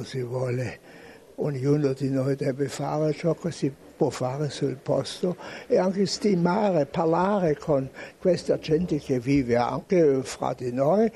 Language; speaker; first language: Italian; non-native, fluent; German